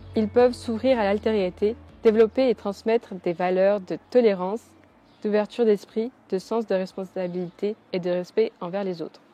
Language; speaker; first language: French; native; French